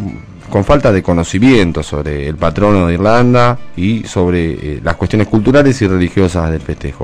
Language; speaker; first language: Spanish; native; Spanish